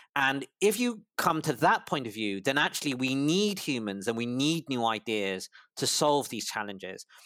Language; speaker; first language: English; native; English